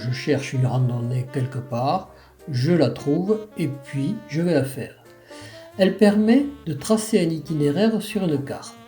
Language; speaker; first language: French; native; French